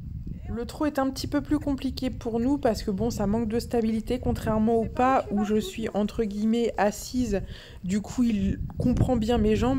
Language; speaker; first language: French; native; French